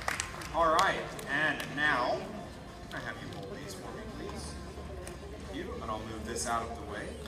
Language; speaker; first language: English; native; English